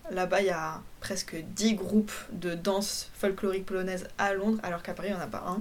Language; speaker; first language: French; early bilingual, other home language; Polish